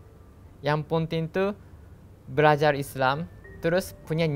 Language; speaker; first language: Indonesian; non-native, learner; Japanese